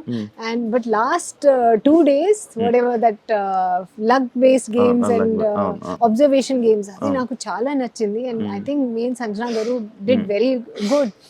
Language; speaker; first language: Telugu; non-native, local second language; Hindi